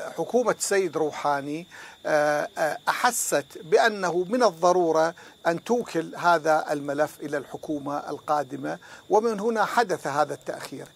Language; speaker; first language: Arabic; non-native, fluent; Persian